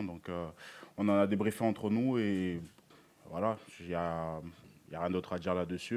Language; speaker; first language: French; native; French